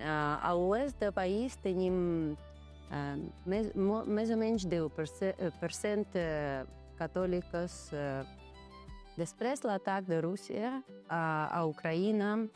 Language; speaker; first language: Catalan; non-native, learner; Ukrainian